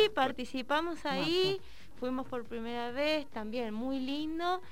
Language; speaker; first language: Spanish; native; Spanish